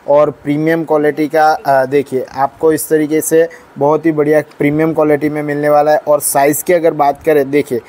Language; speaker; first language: Hindi; non-native, local second language; Gujarati